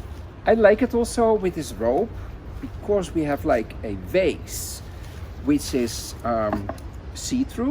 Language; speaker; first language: English; non-native, fluent; Dutch